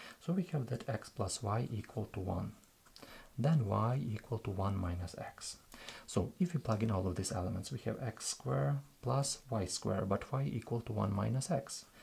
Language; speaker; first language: English; non-native, fluent; Russian